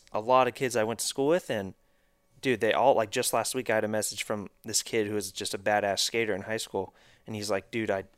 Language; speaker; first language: English; native; English